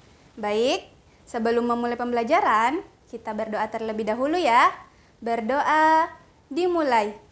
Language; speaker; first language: Indonesian; native; Indonesian